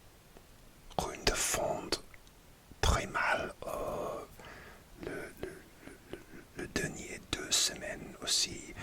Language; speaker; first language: French; non-native, learner; English